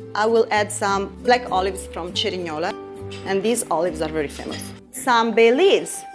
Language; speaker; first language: English; non-native, fluent; Italian